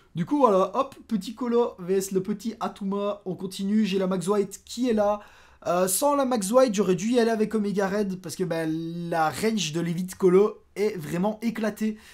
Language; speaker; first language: French; native; French